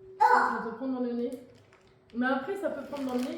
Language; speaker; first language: French; native; French